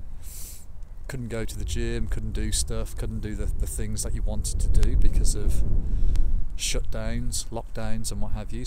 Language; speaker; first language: English; native; English